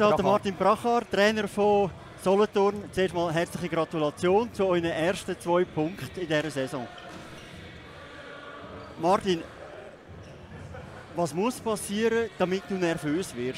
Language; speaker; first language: German; native; German